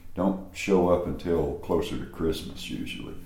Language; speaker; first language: English; native; English